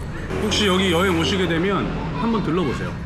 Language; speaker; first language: Korean; native; Korean